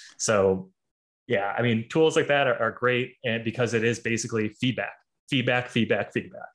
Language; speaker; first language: English; native; English